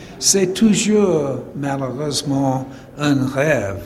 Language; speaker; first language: French; non-native, fluent; English